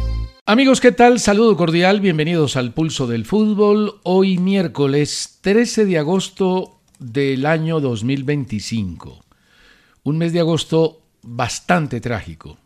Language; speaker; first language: Spanish; native; Spanish